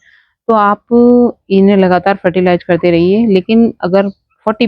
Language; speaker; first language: Hindi; native; Hindi